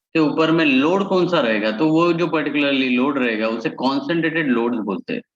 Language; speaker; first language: Hindi; non-native, local second language; Marathi